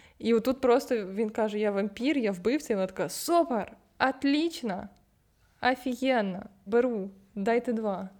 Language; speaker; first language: Ukrainian; non-native, local second language; Russian